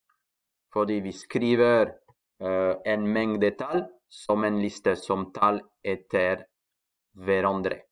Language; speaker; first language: Norwegian; non-native, fluent; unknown